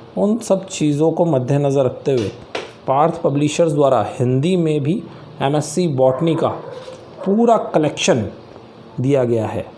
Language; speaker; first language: Hindi; native; Hindi